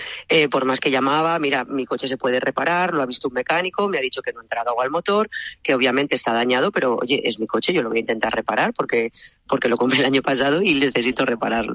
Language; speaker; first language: Spanish; native; Spanish